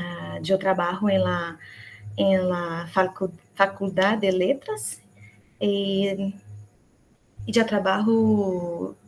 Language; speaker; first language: Spanish; non-native, fluent; Portuguese